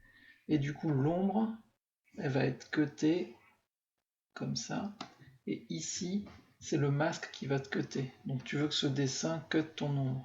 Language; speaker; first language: French; native; French